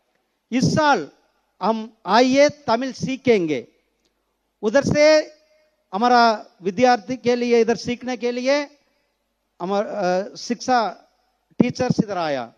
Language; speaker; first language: Hindi; non-native, local second language; Tamil